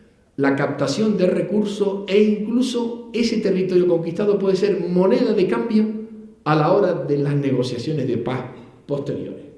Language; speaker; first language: Spanish; native; Spanish